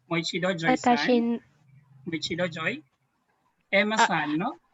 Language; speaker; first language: Japanese; non-native, learner; Filipino